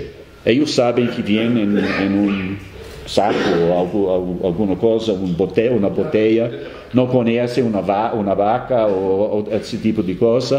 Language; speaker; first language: Spanish; non-native, fluent; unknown